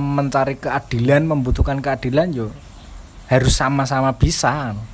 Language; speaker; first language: Indonesian; non-native, local second language; Javanese